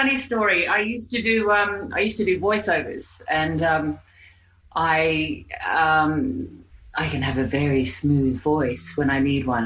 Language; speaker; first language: English; native; English